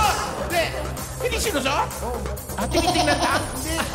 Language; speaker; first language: Filipino; native; Filipino